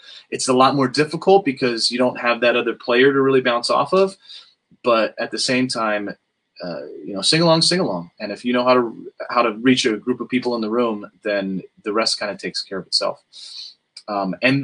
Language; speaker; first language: English; native; English